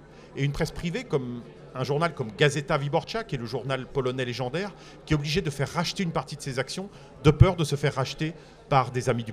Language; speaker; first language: French; native; French